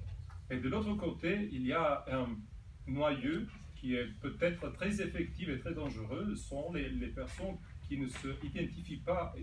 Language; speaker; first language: French; non-native, fluent; Serbian